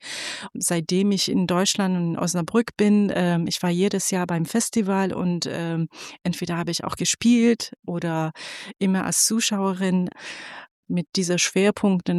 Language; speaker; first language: German; non-native, fluent; Persian